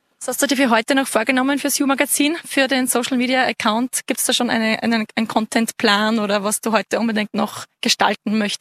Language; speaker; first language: German; native; German